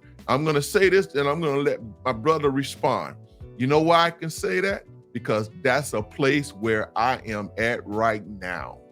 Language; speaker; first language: English; native; English